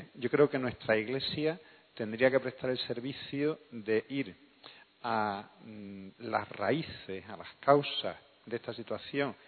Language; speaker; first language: Spanish; native; Spanish